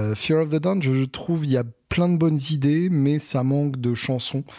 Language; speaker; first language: French; native; French